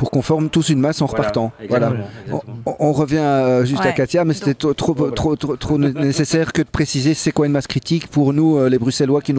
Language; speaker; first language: French; native; French